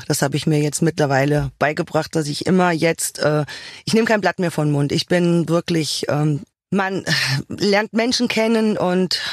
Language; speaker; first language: German; native; German